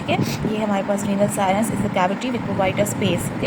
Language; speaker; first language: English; non-native, local second language; Hindi